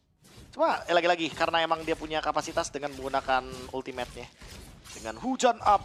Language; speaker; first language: Indonesian; native; Indonesian